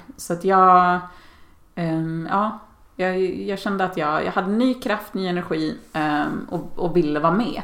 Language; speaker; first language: Swedish; native; Swedish